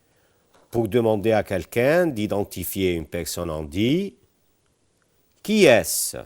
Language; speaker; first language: French; non-native, fluent; Arabic